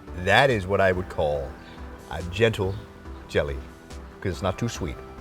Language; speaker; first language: English; native; English